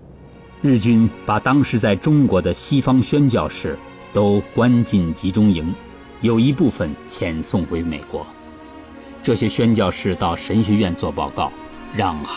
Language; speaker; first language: Chinese; native; Chinese